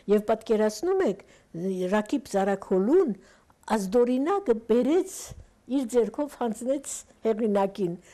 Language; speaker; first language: Armenian; early bilingual, heritage; Armenian